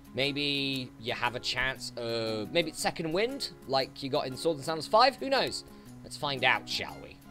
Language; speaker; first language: English; native; English